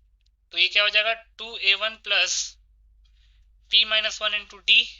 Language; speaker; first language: Hindi; native; Hindi